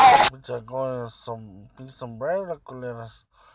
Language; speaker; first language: Spanish; early bilingual, heritage; Spanish